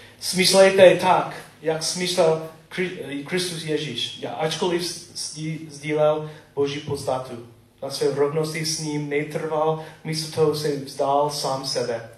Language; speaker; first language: Czech; non-native, learner; English